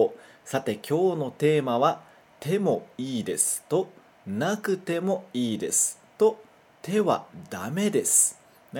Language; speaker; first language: Japanese; non-native, fluent; Portuguese